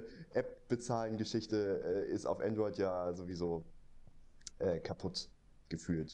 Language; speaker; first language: German; native; German